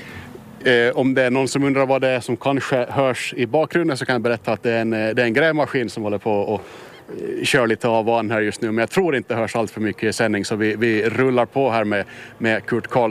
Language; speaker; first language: Swedish; native; Swedish